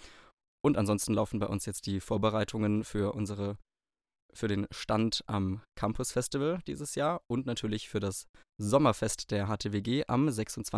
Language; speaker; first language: German; native; German